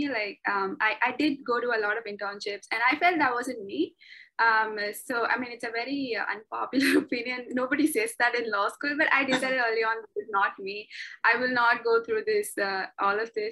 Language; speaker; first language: English; non-native, local second language; Tamil